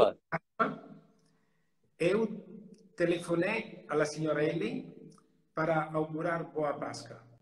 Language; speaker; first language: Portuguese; non-native, learner; Italian